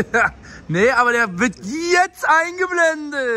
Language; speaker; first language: German; native; German